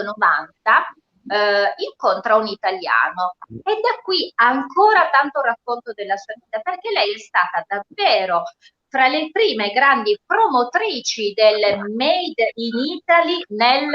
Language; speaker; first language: Italian; native; Italian